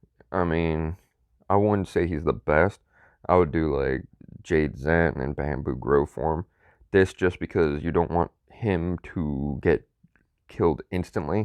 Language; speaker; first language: English; native; English